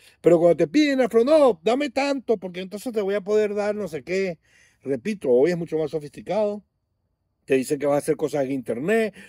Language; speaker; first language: Spanish; native; Spanish